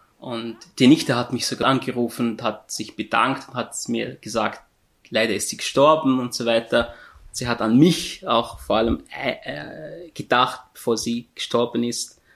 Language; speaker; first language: German; non-native, fluent; Arabic